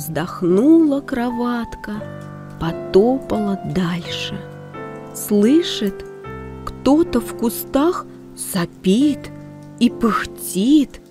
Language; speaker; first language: Russian; native; Russian